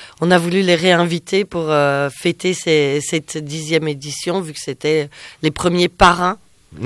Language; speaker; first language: French; native; French